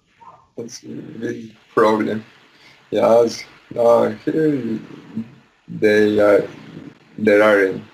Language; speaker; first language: English; non-native, learner; Spanish